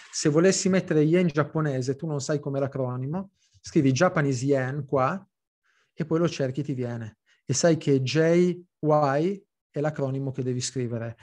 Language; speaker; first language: Italian; early bilingual, heritage; Italian